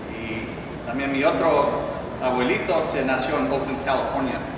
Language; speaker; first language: Spanish; early bilingual, heritage; Spanish